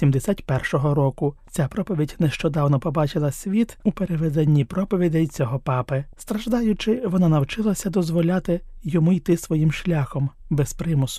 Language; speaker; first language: Ukrainian; native; Ukrainian